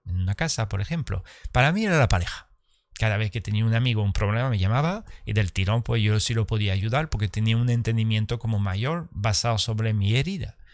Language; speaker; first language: Spanish; early bilingual, heritage; Spanish